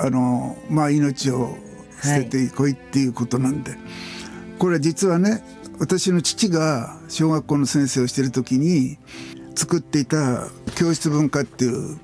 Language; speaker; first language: Japanese; native; Japanese